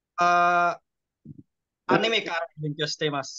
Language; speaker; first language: Japanese; non-native, learner; Indonesian